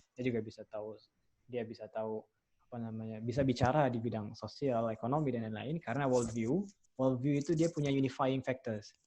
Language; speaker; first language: Indonesian; native; Indonesian